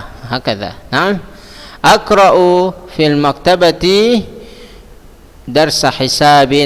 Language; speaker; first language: Arabic; non-native, fluent; Indonesian